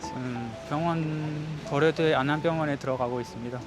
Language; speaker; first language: Korean; non-native, learner; Uzbek